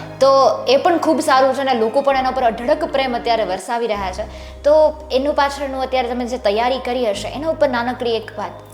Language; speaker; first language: Gujarati; native; Gujarati